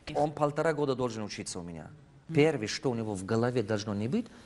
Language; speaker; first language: Russian; non-native, fluent; Tajik